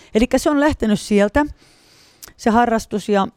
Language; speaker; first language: Finnish; native; Finnish